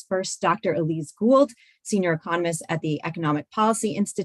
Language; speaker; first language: English; native; English